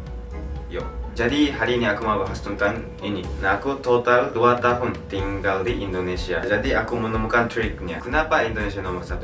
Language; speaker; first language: Indonesian; non-native, fluent; Japanese